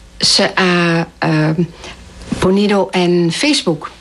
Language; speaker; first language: Spanish; non-native, learner; Dutch